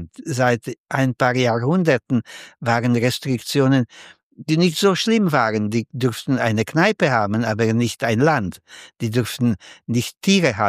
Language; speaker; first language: German; non-native, fluent; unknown